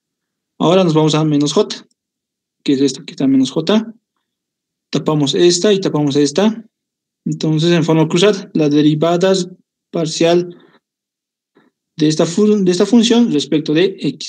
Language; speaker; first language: Spanish; native; Spanish